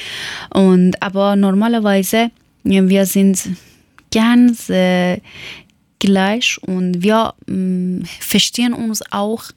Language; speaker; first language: German; non-native, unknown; Persian